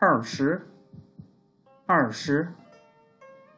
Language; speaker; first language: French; non-native, learner; Chinese